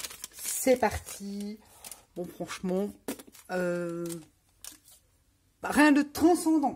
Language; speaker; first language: French; native; French